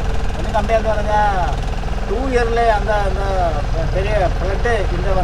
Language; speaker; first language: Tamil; non-native, local second language; Malayalam